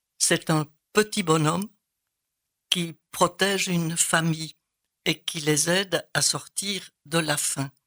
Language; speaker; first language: French; native; French